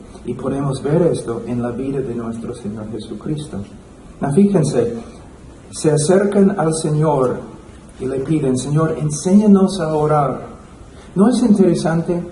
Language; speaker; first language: Spanish; non-native, fluent; English